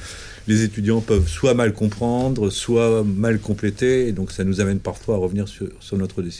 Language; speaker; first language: French; native; French